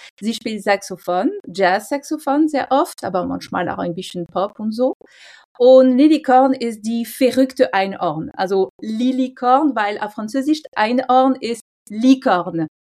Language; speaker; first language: German; non-native, fluent; French